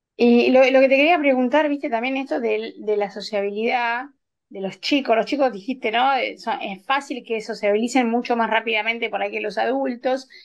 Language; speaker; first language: Spanish; native; Spanish